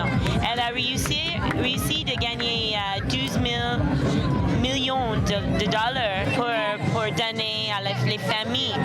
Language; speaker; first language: French; non-native, fluent; English